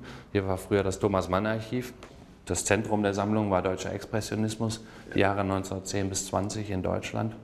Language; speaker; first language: German; native; German